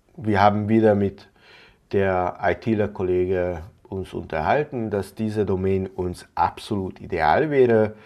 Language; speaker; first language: German; non-native, fluent; Hungarian